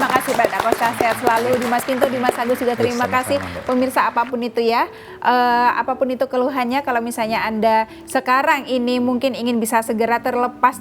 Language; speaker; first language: Indonesian; native; Indonesian